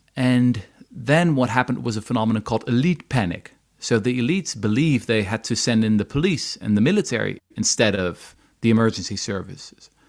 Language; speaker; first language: English; non-native, fluent; Dutch